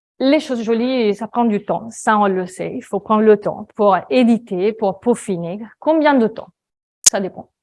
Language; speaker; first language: French; non-native, fluent; Italian